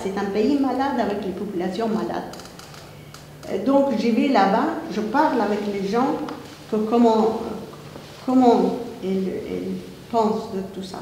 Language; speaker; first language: French; non-native, fluent; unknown